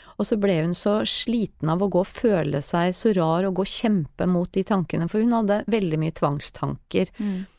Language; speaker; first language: Norwegian; native; Norwegian